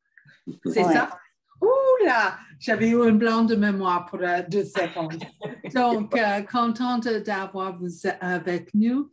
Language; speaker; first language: French; non-native, fluent; English